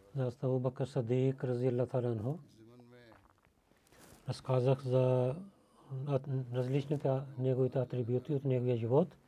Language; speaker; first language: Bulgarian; non-native, learner; Urdu